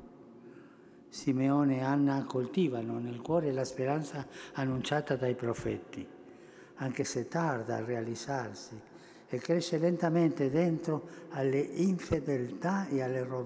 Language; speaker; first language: Italian; early bilingual, heritage; Spanish